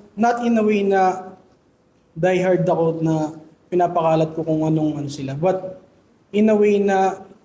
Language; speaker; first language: Filipino; non-native, local second language; Bikol